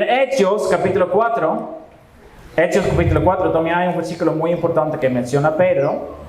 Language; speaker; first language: Spanish; non-native, fluent; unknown